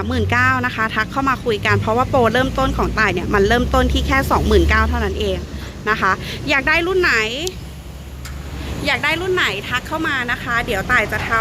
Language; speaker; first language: Thai; native; Thai